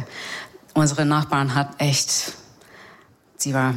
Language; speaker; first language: German; non-native, fluent; English